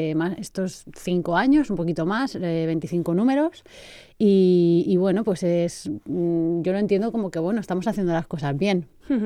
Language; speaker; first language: Spanish; native; Spanish